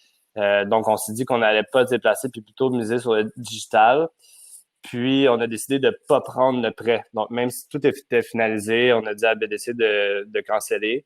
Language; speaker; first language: French; native; French